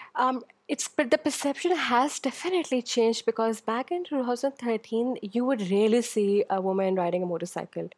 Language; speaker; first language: English; non-native, local second language; Urdu